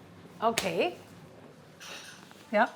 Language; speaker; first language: German; native; German